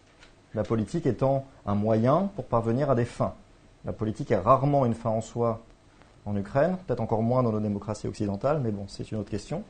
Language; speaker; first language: French; native; French